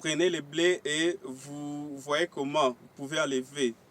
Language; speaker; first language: French; non-native, local second language; Swahili